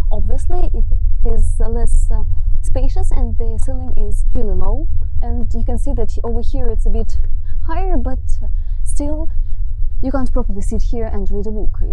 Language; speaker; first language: English; non-native, fluent; Russian